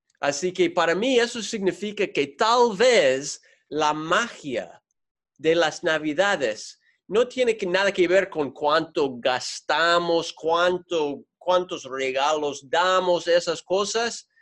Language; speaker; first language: Spanish; non-native, fluent; English